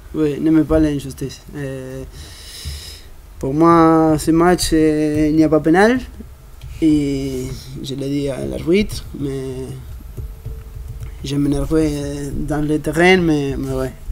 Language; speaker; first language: French; non-native, learner; Spanish